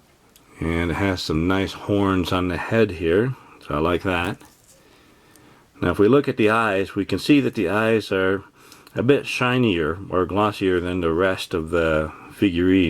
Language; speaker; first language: English; native; English